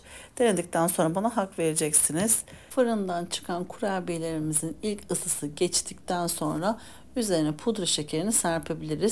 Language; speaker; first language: Turkish; native; Turkish